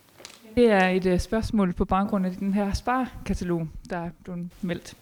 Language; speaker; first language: Danish; native; Danish